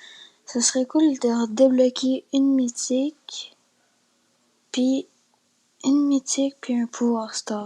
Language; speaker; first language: French; native; French